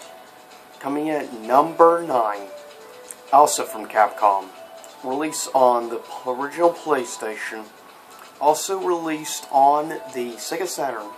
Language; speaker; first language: English; native; English